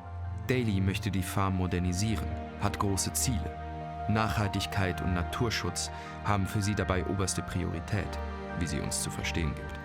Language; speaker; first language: German; native; German